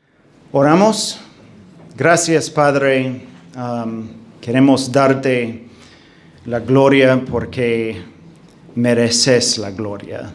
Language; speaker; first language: Spanish; non-native, fluent; English